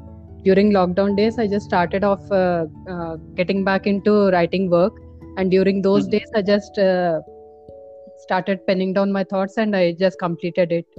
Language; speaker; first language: English; non-native, local second language; Telugu